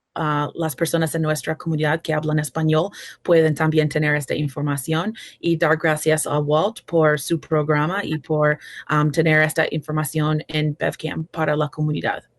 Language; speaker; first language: Spanish; non-native, fluent; English